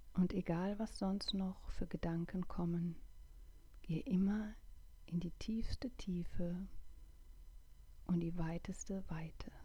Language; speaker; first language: German; native; German